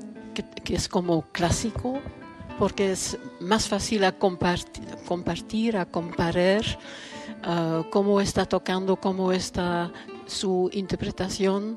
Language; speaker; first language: Spanish; non-native, learner; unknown